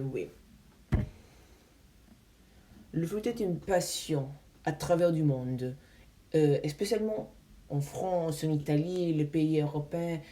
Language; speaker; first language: French; non-native, learner; English